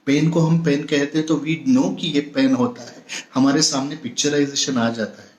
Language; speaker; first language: Hindi; non-native, local second language; Marathi